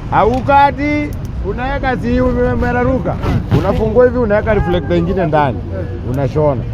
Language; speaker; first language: Swahili; native; Swahili